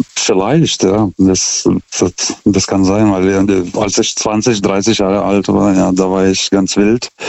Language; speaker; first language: German; non-native, fluent; Lithuanian